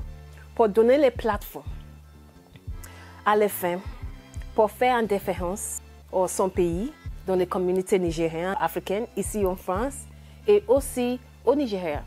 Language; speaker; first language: French; non-native, learner; English